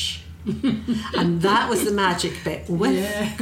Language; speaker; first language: English; native; English